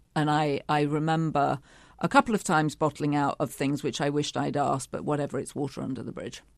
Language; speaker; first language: English; native; English